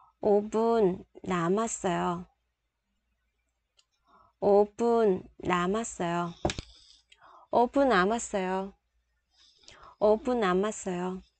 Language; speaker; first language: Korean; non-native, fluent; Vietnamese